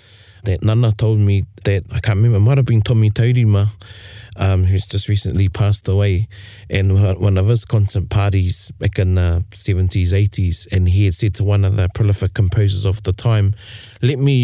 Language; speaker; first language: English; native; English